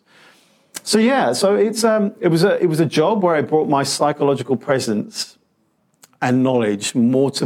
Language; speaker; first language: English; non-native, local second language; Punjabi